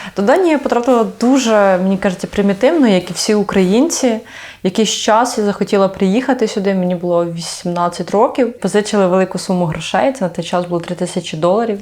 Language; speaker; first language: Ukrainian; native; Ukrainian